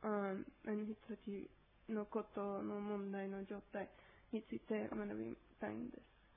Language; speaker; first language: Japanese; non-native, learner; Spanish